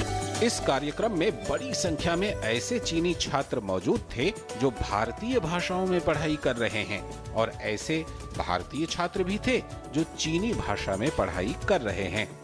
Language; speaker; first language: Hindi; native; Hindi